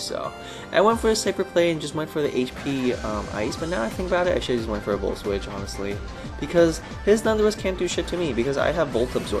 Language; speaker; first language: English; native; English